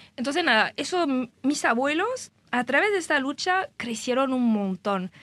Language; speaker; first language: Spanish; non-native, fluent; French